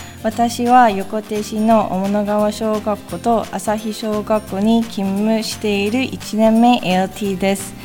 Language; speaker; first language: Japanese; non-native, learner; English